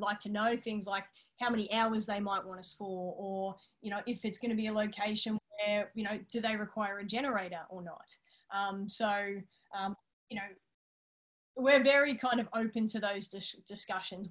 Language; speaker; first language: English; native; English